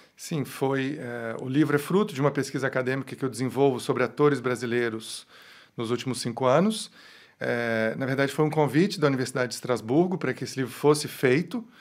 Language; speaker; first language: Portuguese; native; Portuguese